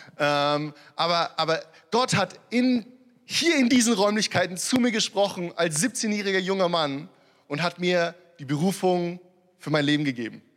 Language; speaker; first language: German; early bilingual, other home language; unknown